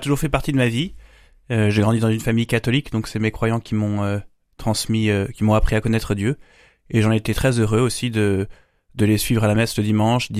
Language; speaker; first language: French; native; French